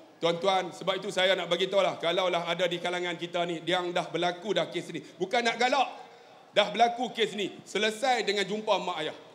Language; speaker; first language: Malay; native; Malay